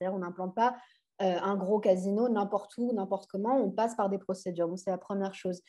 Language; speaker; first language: French; native; French